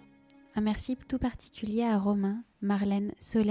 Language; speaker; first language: French; native; French